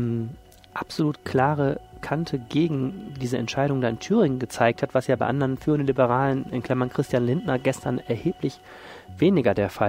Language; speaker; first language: German; native; German